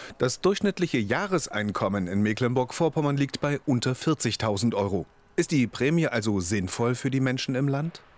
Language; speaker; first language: German; native; German